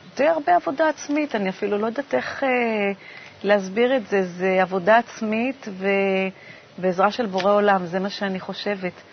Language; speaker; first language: Hebrew; native; Hebrew